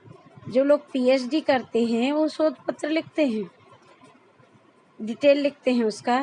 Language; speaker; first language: Hindi; native; Hindi